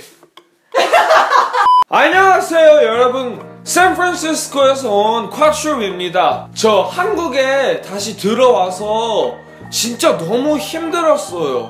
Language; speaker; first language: Korean; non-native, fluent; English